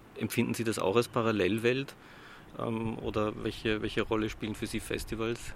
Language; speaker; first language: German; native; German